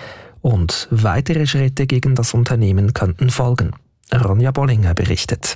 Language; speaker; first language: German; native; German